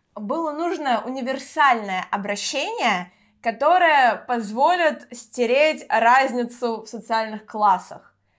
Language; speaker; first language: Russian; native; Russian